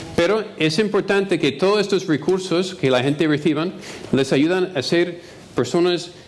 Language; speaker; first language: Spanish; non-native, fluent; English